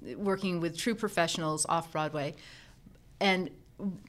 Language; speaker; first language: English; native; English